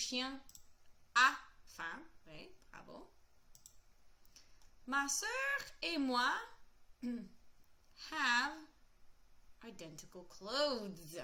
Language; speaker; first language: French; non-native, fluent; English